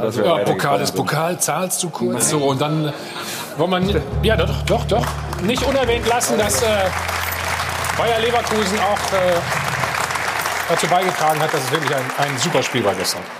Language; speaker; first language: German; native; German